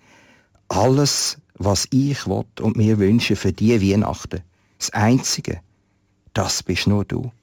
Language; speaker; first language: German; native; German